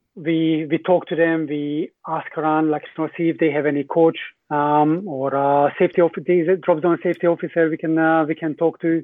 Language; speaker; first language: English; non-native, fluent; Hungarian